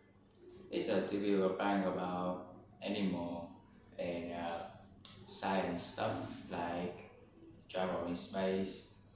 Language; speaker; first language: English; non-native, learner; Vietnamese